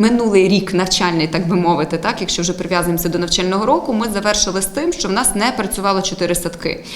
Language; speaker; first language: Ukrainian; native; Ukrainian